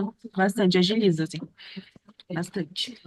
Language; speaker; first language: Portuguese; native; Portuguese